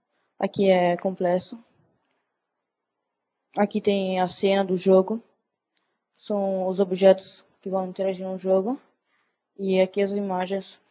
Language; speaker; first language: Portuguese; early bilingual, other home language; Italian